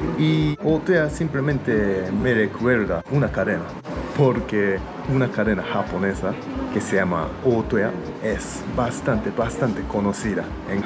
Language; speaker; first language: Spanish; non-native, learner; Japanese